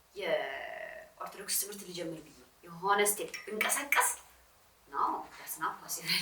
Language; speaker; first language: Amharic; non-native, local second language; Sebat Bet Gurage